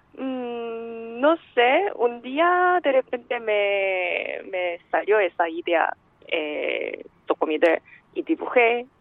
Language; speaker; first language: Spanish; non-native, fluent; Korean